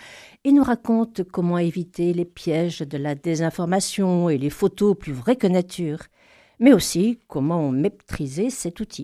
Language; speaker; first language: French; native; French